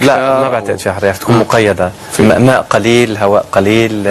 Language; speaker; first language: Arabic; native; Arabic